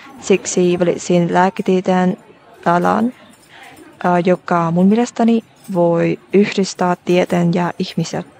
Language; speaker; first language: Finnish; non-native, learner; Vietnamese